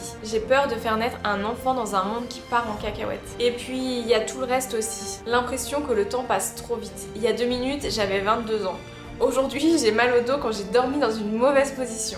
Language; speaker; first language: French; native; French